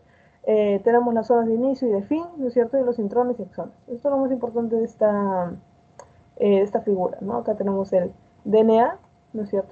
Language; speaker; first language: Spanish; native; Spanish